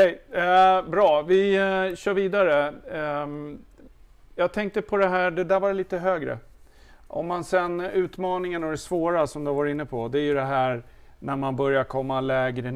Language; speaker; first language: Swedish; native; Swedish